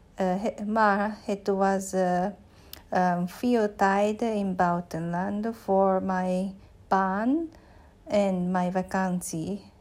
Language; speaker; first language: Dutch; non-native, learner; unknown